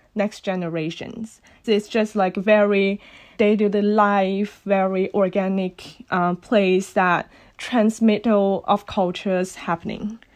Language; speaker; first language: English; non-native, fluent; Cantonese